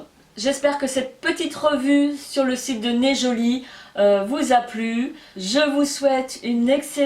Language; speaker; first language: French; native; French